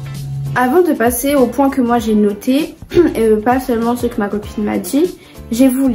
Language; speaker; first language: French; native; French